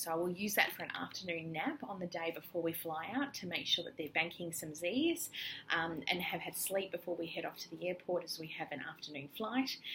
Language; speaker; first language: English; native; English